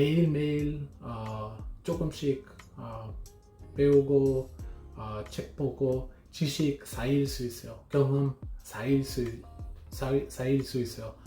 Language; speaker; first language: Korean; non-native, learner; English